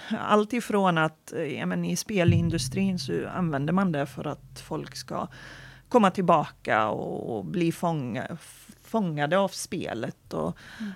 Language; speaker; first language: Swedish; non-native, fluent; Arabic